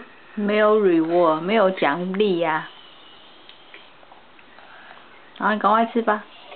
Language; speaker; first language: Chinese; native; Chinese